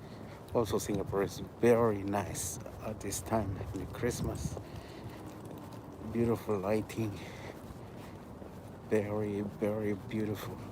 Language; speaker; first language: English; non-native, learner; Spanish